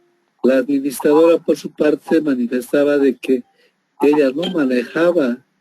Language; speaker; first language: Spanish; native; Spanish